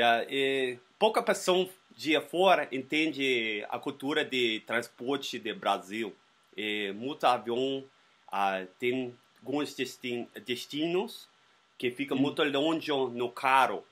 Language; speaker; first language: Portuguese; non-native, learner; Spanish